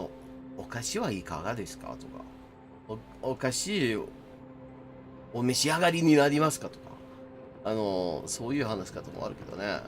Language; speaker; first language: Japanese; non-native, fluent; English